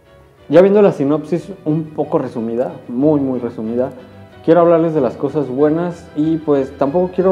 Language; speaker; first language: Spanish; native; Spanish